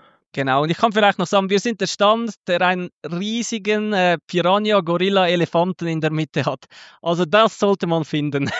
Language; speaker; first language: German; native; German